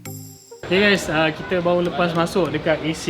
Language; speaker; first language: Malay; native; Malay